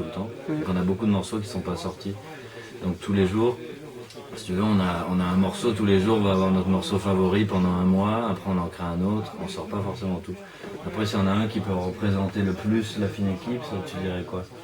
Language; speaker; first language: French; native; French